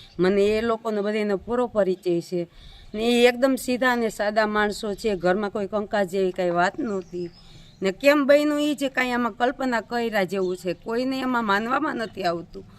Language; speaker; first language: Gujarati; native; Gujarati